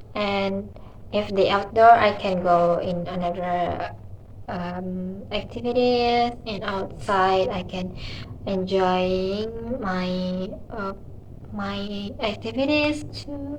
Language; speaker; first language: English; non-native, learner; Indonesian